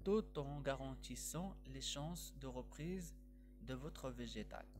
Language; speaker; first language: French; non-native, local second language; Arabic